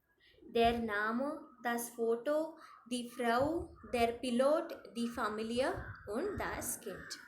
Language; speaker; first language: German; non-native, fluent; Marathi